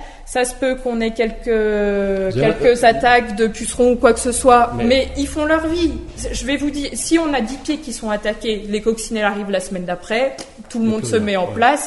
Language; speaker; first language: French; native; French